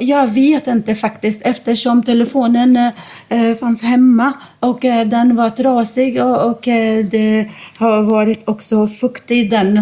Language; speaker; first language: Swedish; non-native, fluent; Arabic